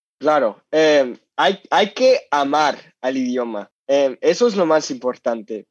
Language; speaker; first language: Spanish; non-native, fluent; English